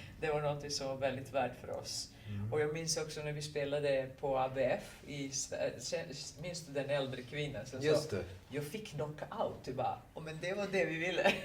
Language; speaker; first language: Swedish; non-native, fluent; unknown